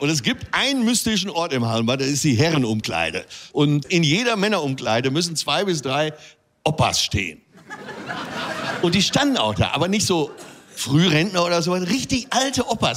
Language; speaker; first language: German; native; German